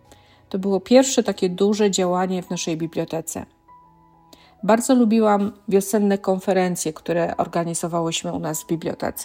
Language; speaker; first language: Polish; native; Polish